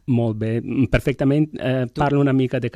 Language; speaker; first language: Catalan; non-native, learner; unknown